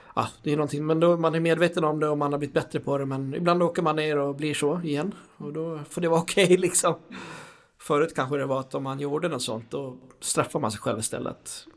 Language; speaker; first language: Swedish; native; Swedish